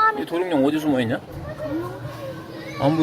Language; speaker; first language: Korean; native; Korean